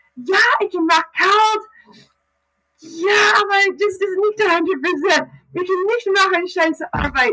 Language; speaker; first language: German; non-native, learner; English